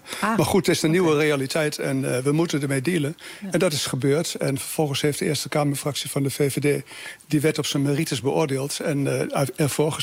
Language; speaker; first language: Dutch; native; Dutch